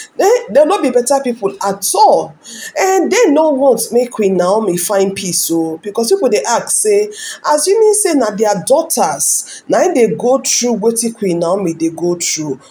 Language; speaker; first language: Nigerian Pidgin; non-native, local second language; Igbo